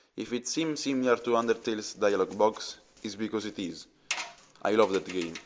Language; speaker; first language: English; non-native, fluent; Italian